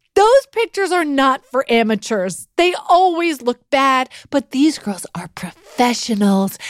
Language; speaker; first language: English; native; English